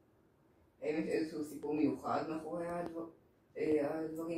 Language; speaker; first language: Hebrew; native; Hebrew